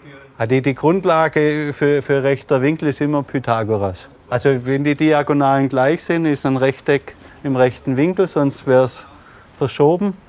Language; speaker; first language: German; native; German